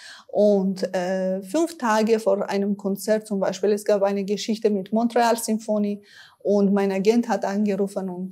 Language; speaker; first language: German; non-native, fluent; Armenian